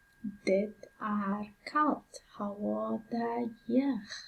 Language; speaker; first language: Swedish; non-native, fluent; Pashto